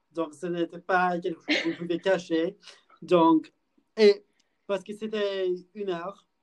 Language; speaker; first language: French; non-native, learner; English